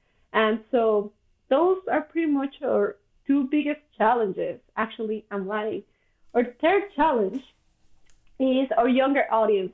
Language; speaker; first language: English; non-native, fluent; Spanish